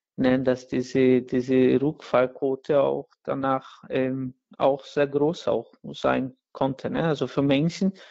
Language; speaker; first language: German; non-native, fluent; Portuguese